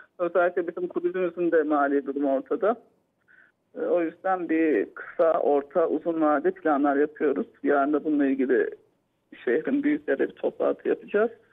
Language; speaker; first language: Turkish; native; Turkish